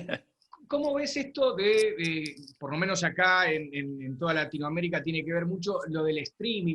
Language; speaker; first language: Spanish; native; Spanish